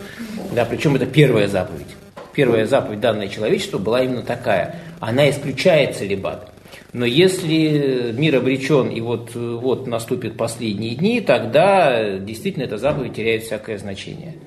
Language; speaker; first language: Russian; native; Russian